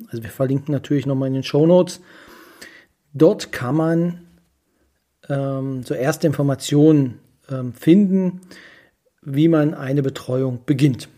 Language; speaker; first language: German; native; German